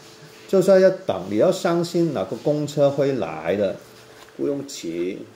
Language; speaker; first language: Chinese; non-native, local second language; Cantonese